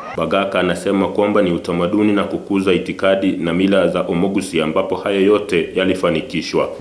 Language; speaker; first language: Swahili; non-native, local second language; Gusii